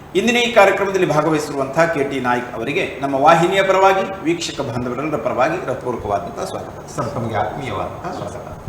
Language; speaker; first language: Kannada; native; Kannada